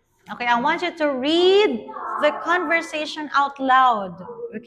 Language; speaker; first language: English; non-native, fluent; Vietnamese